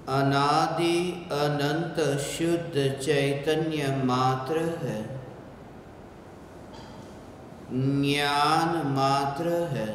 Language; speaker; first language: Hindi; non-native, local second language; Gujarati